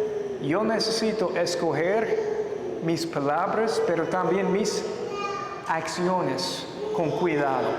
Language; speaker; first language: Spanish; non-native, fluent; English